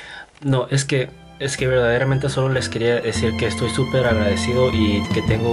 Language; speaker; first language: Spanish; non-native, fluent; Korean